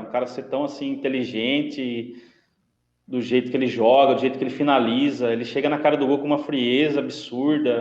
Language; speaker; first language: Portuguese; native; Portuguese